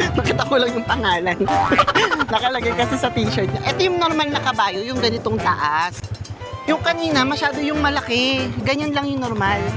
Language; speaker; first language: Filipino; native; Filipino